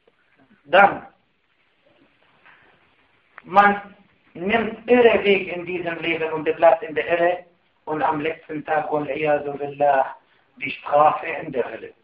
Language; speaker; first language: German; non-native, fluent; Arabic